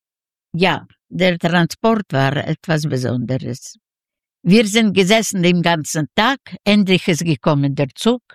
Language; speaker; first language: German; non-native, fluent; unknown